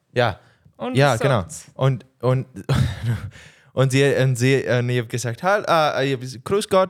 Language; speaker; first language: German; non-native, learner; English